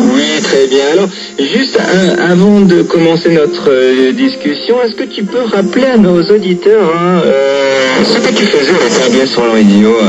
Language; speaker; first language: French; native; French